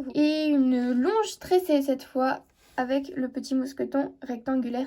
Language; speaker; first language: French; native; French